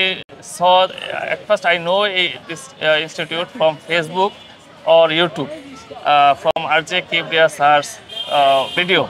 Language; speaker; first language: English; non-native, learner; Bangla